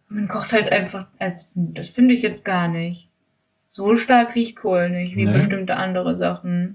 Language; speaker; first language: German; native; German